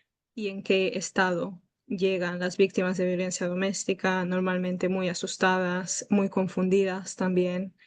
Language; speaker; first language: Spanish; native; Spanish